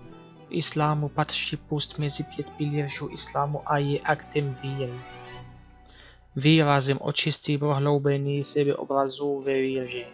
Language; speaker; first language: Czech; non-native, learner; Arabic